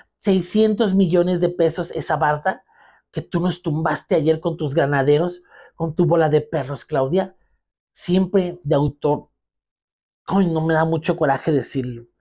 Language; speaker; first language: Spanish; native; Spanish